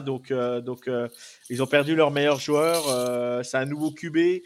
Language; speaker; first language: French; native; French